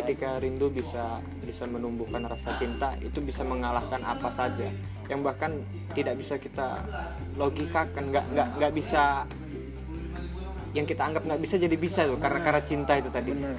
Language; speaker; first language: Indonesian; native; Indonesian